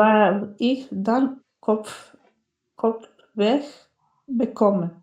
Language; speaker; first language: German; non-native, learner; Macedonian